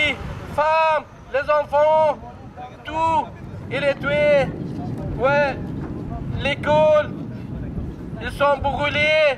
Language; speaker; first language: French; non-native, learner; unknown